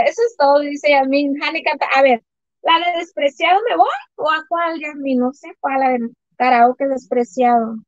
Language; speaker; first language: Spanish; native; Spanish